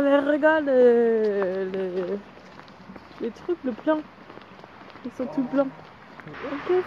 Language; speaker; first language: French; non-native, learner; English